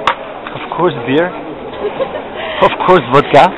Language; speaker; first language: English; non-native, fluent; French